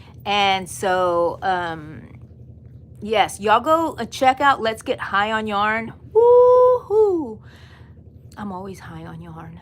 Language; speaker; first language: English; native; English